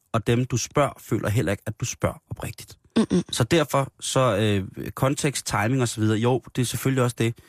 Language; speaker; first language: Danish; native; Danish